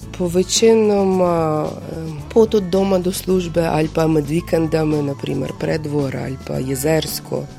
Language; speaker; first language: Slovenian; non-native, fluent; Ukrainian